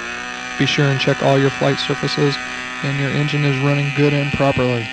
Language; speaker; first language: English; native; English